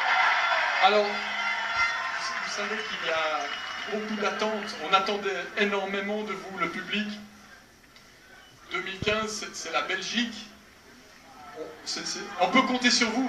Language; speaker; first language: French; native; French